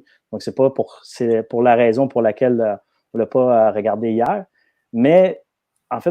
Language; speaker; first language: French; native; French